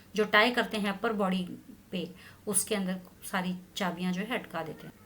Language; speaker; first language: Hindi; non-native, local second language; Marathi